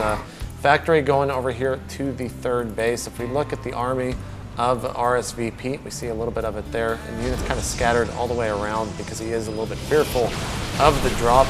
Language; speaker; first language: English; native; English